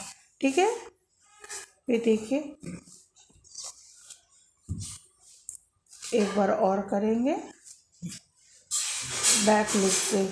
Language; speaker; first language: Hindi; native; Hindi